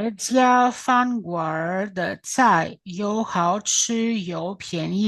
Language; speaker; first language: Chinese; non-native, learner; Greek